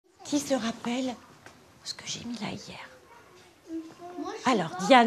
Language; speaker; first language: French; native; French